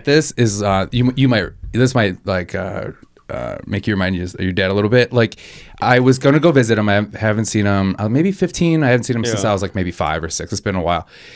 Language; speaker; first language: English; native; English